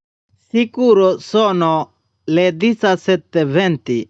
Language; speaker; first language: Italian; non-native, learner; Bangla